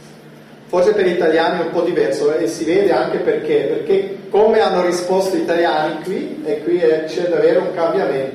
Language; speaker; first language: Italian; non-native, fluent; German